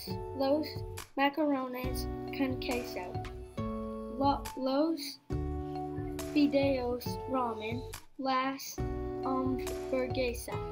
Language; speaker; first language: Spanish; non-native, learner; English